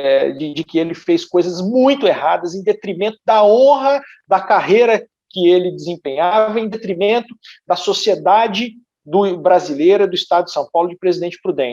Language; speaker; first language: Portuguese; native; Portuguese